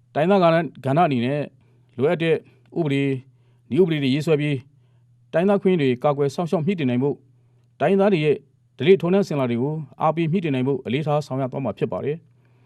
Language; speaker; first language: Burmese; non-native, local second language; Mon